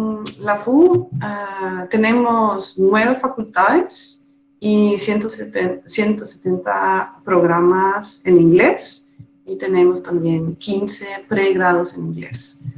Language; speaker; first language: Spanish; non-native, fluent; Dutch